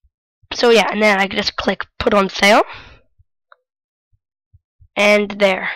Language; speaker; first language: English; native; English